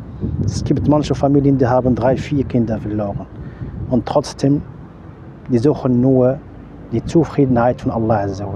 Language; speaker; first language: German; non-native, fluent; Arabic